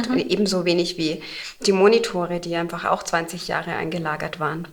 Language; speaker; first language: German; native; German